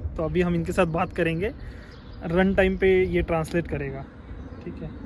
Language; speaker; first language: Hindi; native; Hindi